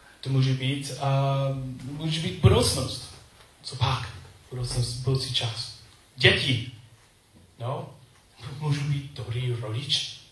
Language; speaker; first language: Czech; non-native, learner; English